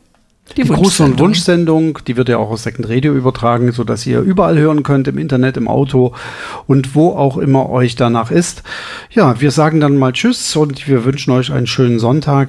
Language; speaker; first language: German; native; German